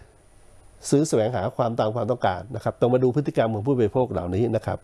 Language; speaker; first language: Thai; native; Thai